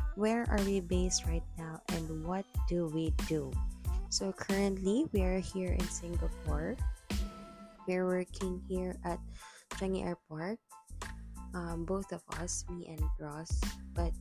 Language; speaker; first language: English; non-native, local second language; Cebuano